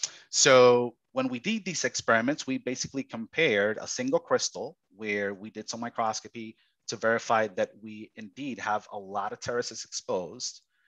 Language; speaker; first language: English; non-native, local second language; Spanish